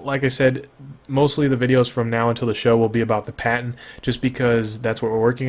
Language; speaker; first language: English; native; English